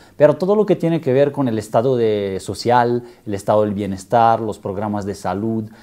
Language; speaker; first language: Spanish; non-native, fluent; Italian